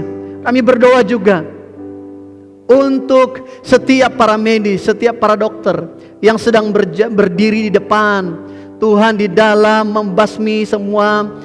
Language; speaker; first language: Indonesian; native; Indonesian